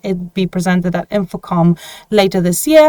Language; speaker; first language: English; non-native, fluent; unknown